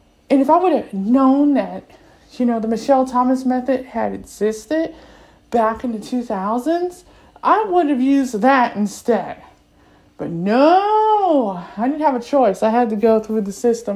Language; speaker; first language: English; native; English